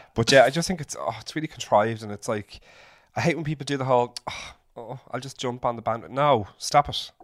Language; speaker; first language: English; native; English